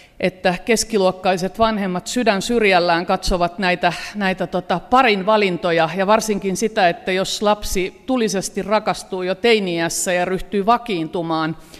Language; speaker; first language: Finnish; native; Finnish